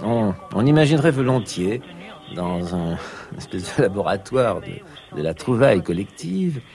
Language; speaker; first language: French; native; French